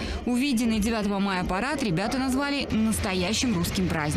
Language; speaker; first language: Russian; native; Russian